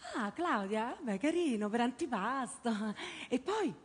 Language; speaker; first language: Italian; native; Italian